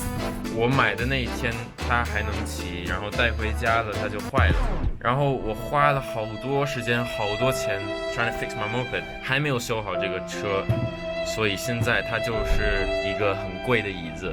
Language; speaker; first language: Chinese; non-native, local second language; English